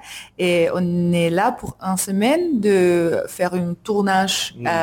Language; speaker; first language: French; non-native, learner; English